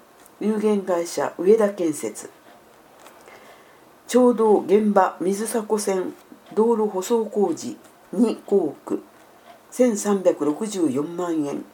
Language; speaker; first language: Japanese; native; Japanese